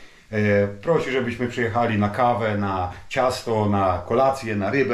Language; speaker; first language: Polish; native; Polish